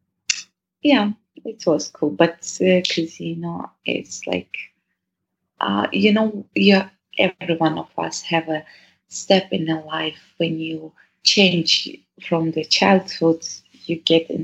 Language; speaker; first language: English; non-native, fluent; Russian